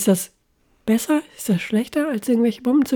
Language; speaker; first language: German; native; German